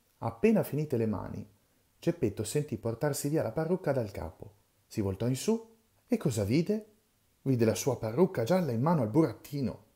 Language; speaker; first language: Italian; native; Italian